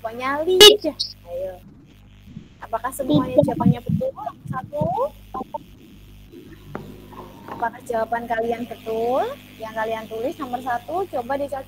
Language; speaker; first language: Indonesian; native; Indonesian